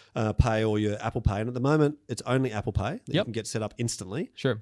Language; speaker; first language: English; native; English